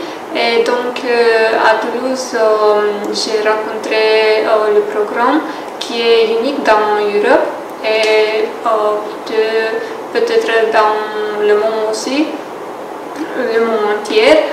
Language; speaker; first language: French; non-native, fluent; Romanian